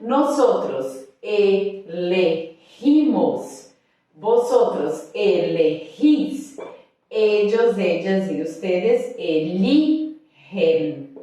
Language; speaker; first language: Spanish; non-native, fluent; Portuguese